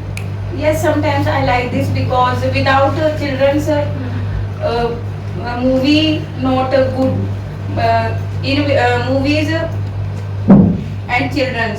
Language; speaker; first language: English; non-native, learner; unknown